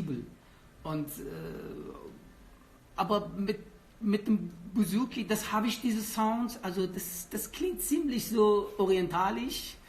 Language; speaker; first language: German; non-native, learner; Persian